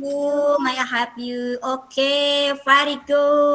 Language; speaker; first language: English; non-native, fluent; Indonesian